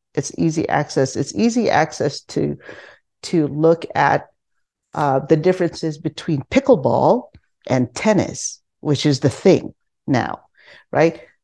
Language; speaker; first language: English; non-native, local second language; Filipino